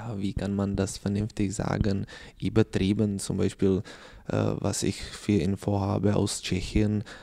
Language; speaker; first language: German; non-native, learner; Czech